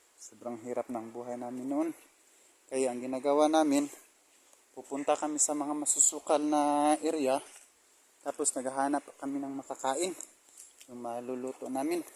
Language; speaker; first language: Filipino; non-native, local second language; Cebuano